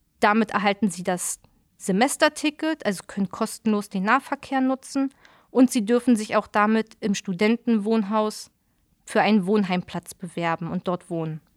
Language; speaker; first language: German; native; German